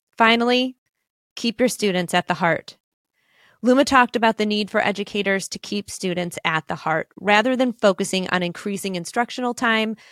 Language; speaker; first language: English; native; English